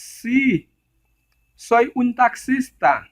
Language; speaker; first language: Spanish; non-native, learner; Haitian Creole